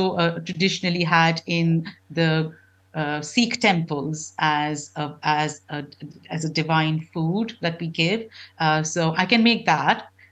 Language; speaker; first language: English; non-native, local second language; Punjabi